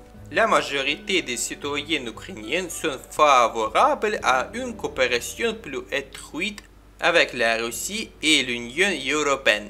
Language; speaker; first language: French; non-native, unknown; Ukrainian